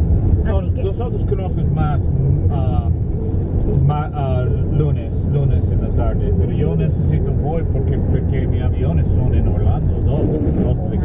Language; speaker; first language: Spanish; non-native, learner; English